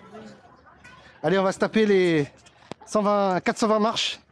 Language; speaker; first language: French; native; French